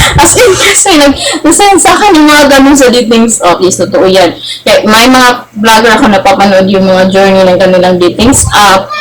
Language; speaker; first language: Filipino; non-native, local second language; Cebuano